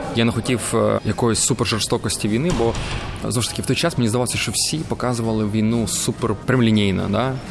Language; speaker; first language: Ukrainian; native; Ukrainian